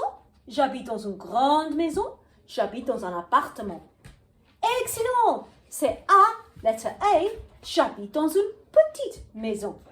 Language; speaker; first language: French; non-native, fluent; English